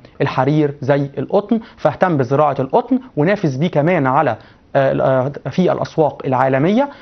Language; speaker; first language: Arabic; native; Arabic